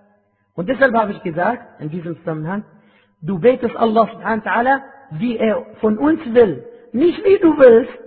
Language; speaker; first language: German; non-native, fluent; Arabic